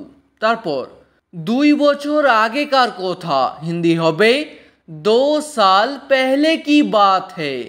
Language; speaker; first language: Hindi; non-native, local second language; Bangla